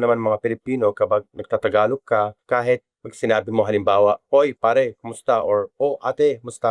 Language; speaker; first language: Filipino; non-native, fluent; Arabic